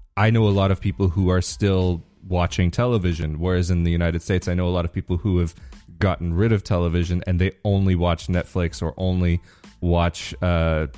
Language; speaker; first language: English; native; English